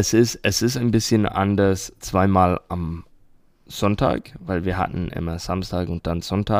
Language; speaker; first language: German; non-native, learner; English